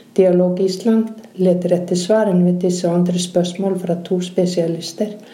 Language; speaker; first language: Norwegian; non-native, fluent; Icelandic